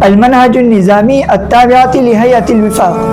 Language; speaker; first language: Arabic; non-native, learner; Urdu